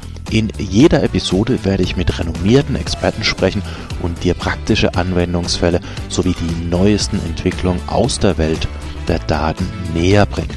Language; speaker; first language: German; native; German